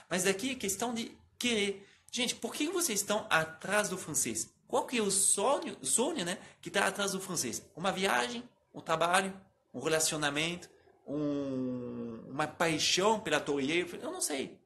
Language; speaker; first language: Portuguese; non-native, fluent; French